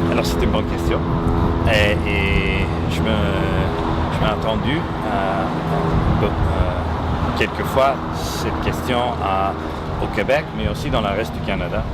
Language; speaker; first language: French; non-native, local second language; English